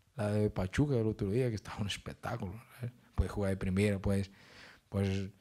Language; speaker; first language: Spanish; non-native, fluent; Portuguese